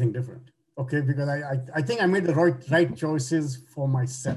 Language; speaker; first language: English; non-native, local second language; Bangla